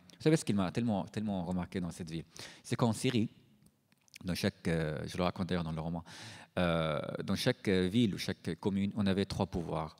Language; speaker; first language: French; non-native, fluent; Arabic